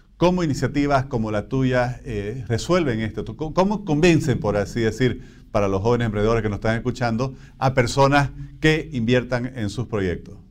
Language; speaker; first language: Spanish; native; Spanish